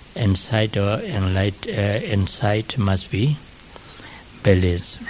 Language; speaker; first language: English; non-native, fluent; Burmese